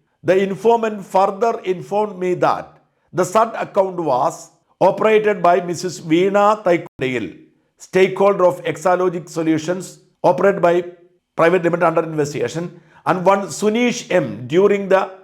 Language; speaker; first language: English; non-native, local second language; Malayalam